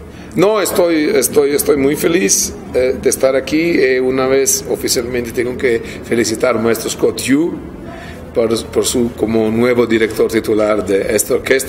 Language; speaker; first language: Spanish; non-native, fluent; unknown